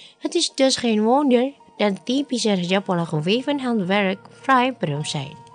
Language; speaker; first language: Dutch; non-native, fluent; Indonesian